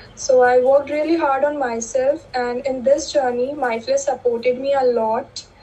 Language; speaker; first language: English; non-native, local second language; Hindi